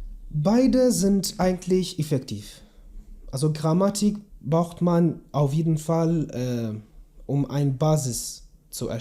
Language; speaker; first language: German; non-native, learner; Kurdish